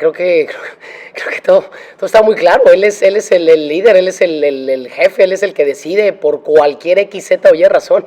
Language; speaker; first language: Spanish; native; Spanish